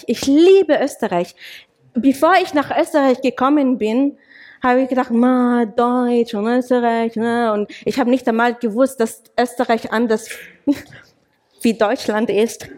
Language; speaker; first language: German; non-native, fluent; English